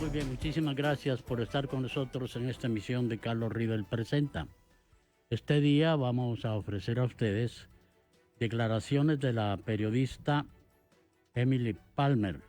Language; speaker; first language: Spanish; native; Spanish